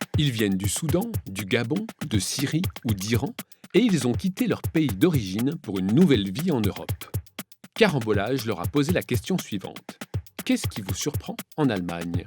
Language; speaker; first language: French; native; French